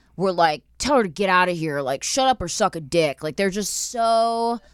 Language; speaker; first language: English; early bilingual, other home language; Italian